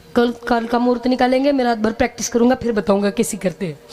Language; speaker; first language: Hindi; non-native, local second language; Marathi